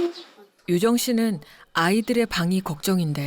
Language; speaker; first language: Korean; native; Korean